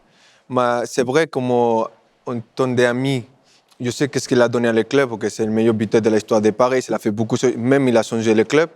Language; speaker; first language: French; non-native, fluent; Spanish